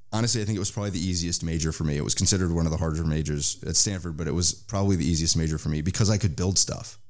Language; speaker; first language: English; native; English